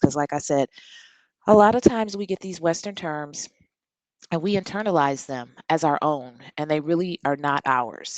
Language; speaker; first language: English; native; English